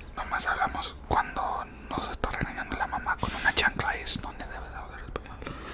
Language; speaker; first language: Spanish; early bilingual, heritage; Spanish